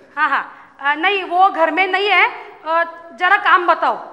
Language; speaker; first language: Hindi; non-native, local second language; Marathi